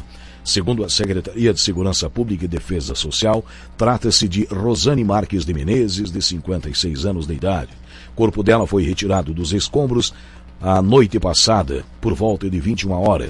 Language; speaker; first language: Portuguese; native; Portuguese